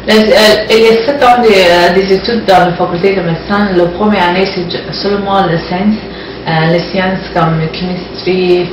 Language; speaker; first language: French; non-native, learner; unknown